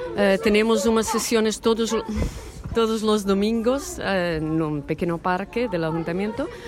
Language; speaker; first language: Spanish; non-native, fluent; Italian